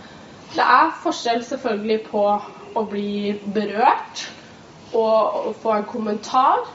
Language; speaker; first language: Norwegian; native; Norwegian